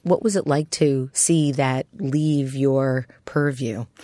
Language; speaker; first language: English; native; English